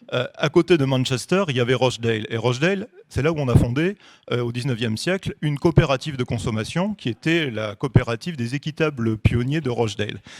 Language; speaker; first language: French; native; French